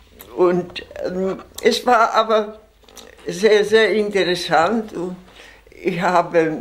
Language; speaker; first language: German; non-native, fluent; Czech